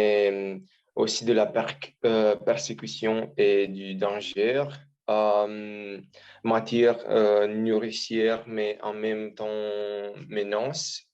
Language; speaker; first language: French; non-native, learner; Romanian